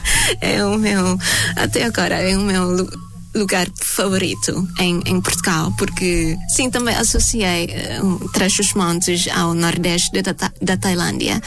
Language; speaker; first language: Portuguese; non-native, fluent; Thai